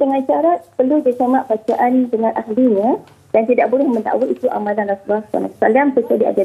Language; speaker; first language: Malay; native; Malay